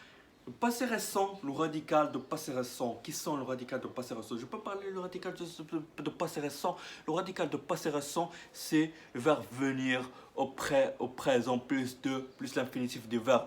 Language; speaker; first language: French; non-native, learner; Arabic